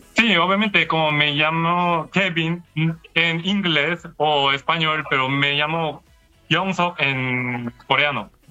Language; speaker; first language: Spanish; non-native, fluent; Korean